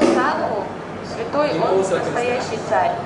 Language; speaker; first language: Russian; native; Russian